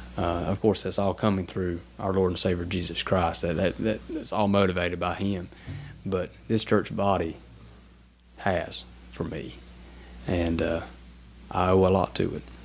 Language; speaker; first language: English; native; English